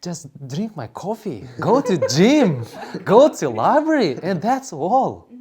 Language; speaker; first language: English; non-native, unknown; Kazakh